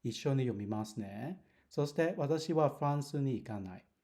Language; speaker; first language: Japanese; non-native, fluent; Cantonese